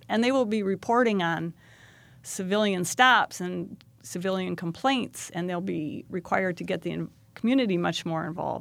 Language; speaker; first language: English; native; English